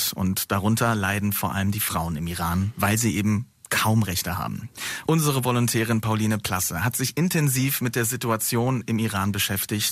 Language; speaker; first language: German; native; German